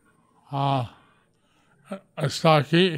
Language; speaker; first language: Spanish; non-native, learner; English